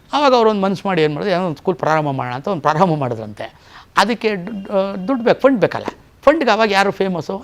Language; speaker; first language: Kannada; native; Kannada